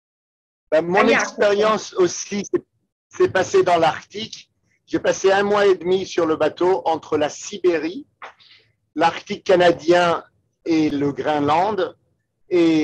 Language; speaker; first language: French; non-native, fluent; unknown